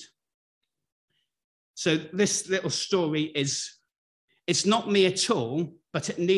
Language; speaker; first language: English; native; English